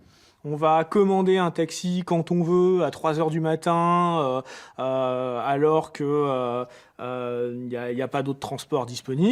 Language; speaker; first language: French; native; French